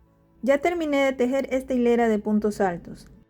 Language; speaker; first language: Spanish; native; Spanish